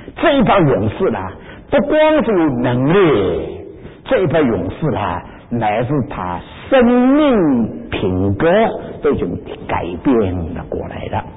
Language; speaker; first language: Chinese; native; Chinese